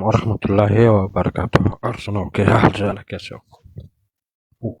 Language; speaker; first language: Hindi; non-native, local second language; Bangla